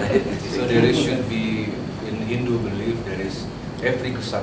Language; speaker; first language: English; non-native, learner; Indonesian